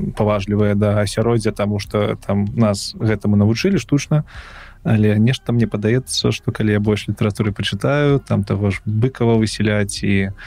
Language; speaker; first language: Belarusian; non-native, local second language; Russian